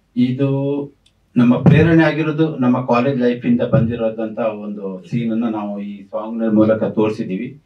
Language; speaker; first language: Kannada; native; Kannada